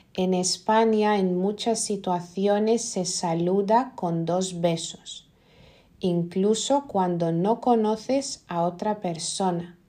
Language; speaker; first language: Spanish; non-native, fluent; Lithuanian